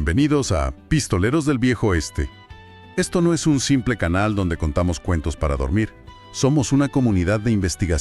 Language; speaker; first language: Spanish; native; Spanish